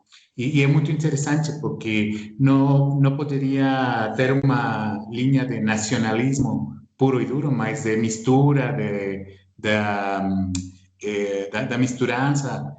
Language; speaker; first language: Portuguese; non-native, fluent; Spanish